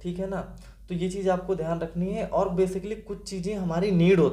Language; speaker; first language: Hindi; native; Hindi